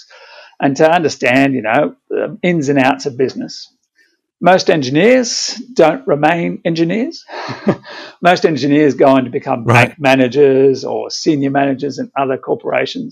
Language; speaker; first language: English; native; English